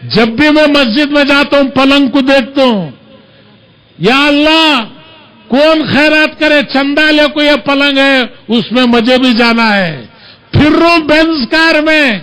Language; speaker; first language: Urdu; native; Urdu